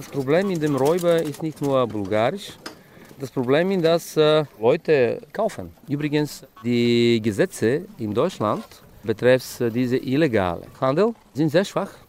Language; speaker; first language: German; non-native, fluent; Bulgarian